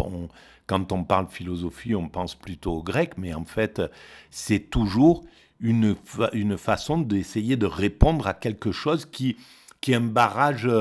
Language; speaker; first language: French; native; French